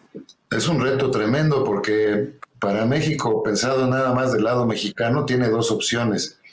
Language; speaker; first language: Spanish; native; Spanish